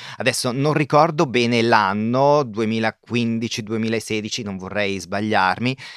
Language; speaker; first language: Italian; native; Italian